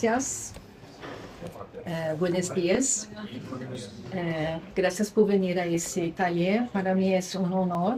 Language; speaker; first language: Spanish; non-native, fluent; Luxembourgish